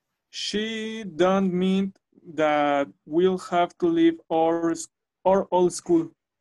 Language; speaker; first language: English; non-native, learner; Spanish